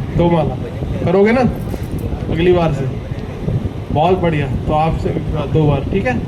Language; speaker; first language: Hindi; native; Hindi